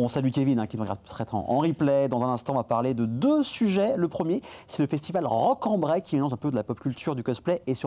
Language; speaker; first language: French; native; French